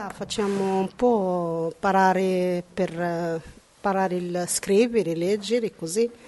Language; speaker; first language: Italian; non-native, learner; Arabic